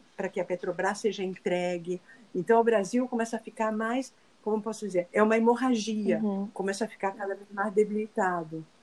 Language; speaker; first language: Portuguese; non-native, fluent; Spanish